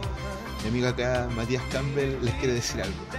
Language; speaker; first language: Spanish; native; Spanish